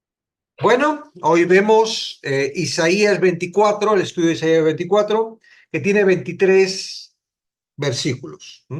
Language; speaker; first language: Spanish; native; Spanish